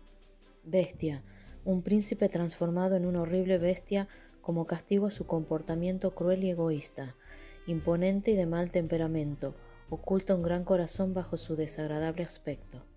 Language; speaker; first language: Spanish; native; Spanish